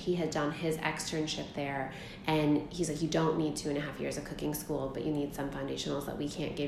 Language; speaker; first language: English; native; English